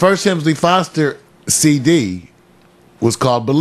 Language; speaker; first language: English; native; English